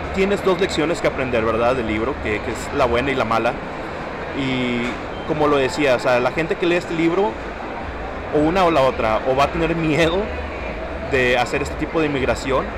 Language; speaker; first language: Spanish; early bilingual, heritage; Spanish